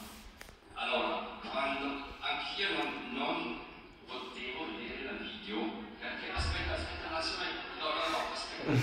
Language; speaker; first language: Italian; non-native, fluent; German